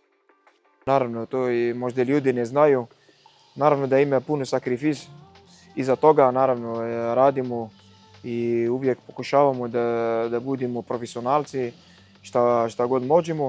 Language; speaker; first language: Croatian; non-native, fluent; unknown